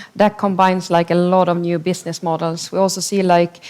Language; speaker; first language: English; non-native, fluent; Swedish